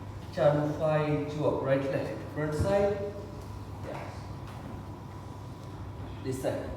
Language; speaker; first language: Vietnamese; non-native, learner; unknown